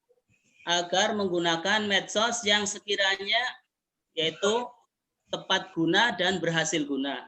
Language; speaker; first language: Indonesian; native; Indonesian